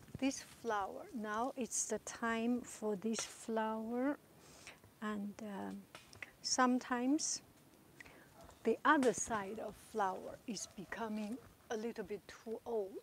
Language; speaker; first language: English; non-native, fluent; Chinese